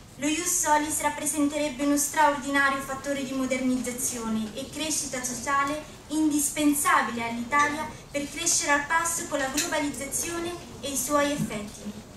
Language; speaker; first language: Italian; early bilingual, other home language; Arabic